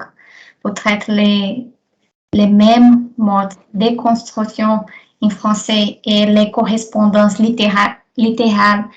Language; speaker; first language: French; non-native, learner; Portuguese